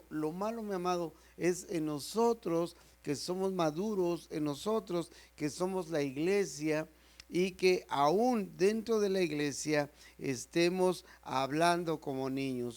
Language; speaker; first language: Spanish; native; Spanish